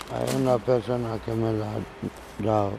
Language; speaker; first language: Spanish; non-native, learner; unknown